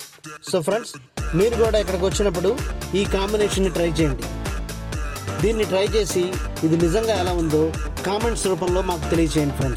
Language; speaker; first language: Telugu; native; Telugu